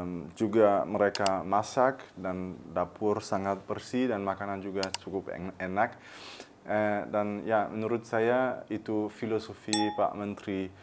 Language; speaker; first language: Indonesian; early bilingual, heritage; German